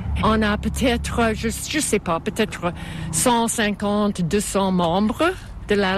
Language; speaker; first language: French; non-native, fluent; English